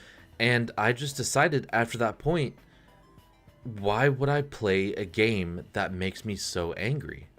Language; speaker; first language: English; native; English